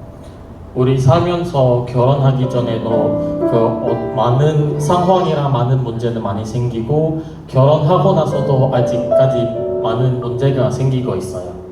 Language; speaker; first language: Korean; non-native, fluent; Indonesian